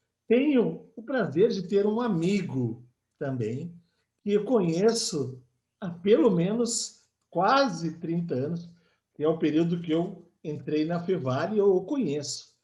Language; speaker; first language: Portuguese; native; Portuguese